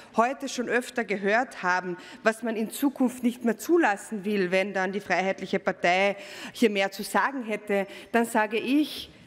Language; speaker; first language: German; non-native, local second language; Slovenian